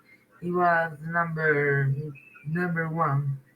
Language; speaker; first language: English; non-native, learner; Spanish